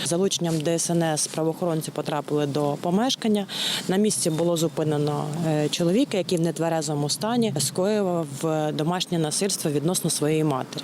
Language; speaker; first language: Ukrainian; native; Ukrainian